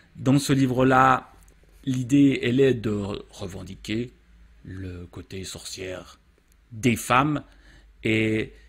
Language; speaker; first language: French; native; French